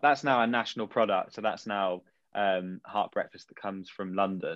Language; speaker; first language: English; native; English